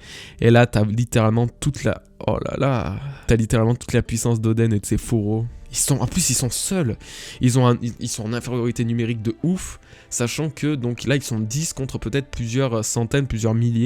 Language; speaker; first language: French; native; French